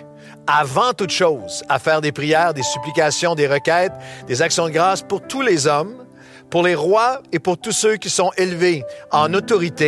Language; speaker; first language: French; native; French